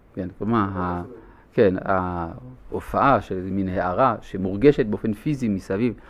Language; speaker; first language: Hebrew; non-native, fluent; French